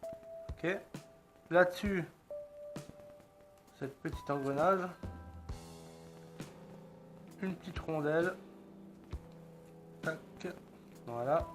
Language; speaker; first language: French; native; French